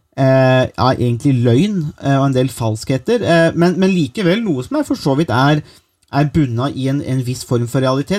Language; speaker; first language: Norwegian; native; Norwegian